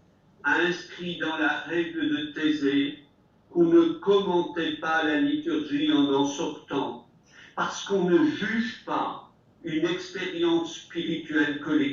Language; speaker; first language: French; native; French